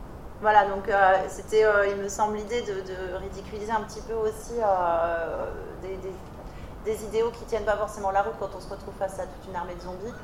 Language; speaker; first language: French; native; French